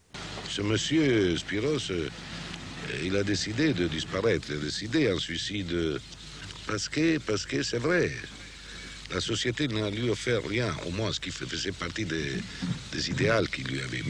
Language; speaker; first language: French; non-native, fluent; Greek